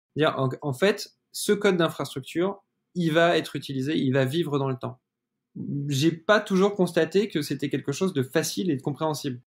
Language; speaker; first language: French; native; French